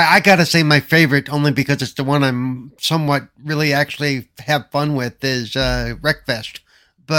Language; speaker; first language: English; native; English